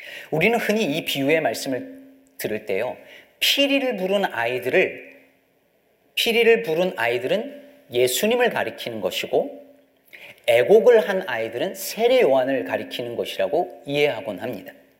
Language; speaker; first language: Korean; native; Korean